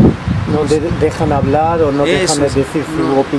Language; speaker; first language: Spanish; non-native, learner; Russian